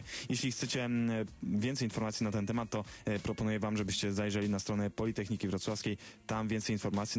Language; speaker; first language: Polish; native; Polish